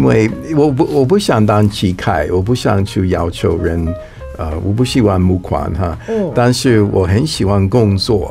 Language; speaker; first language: Chinese; non-native, fluent; English